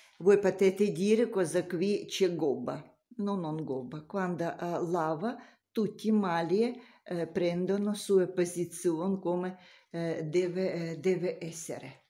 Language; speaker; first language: Italian; non-native, learner; Russian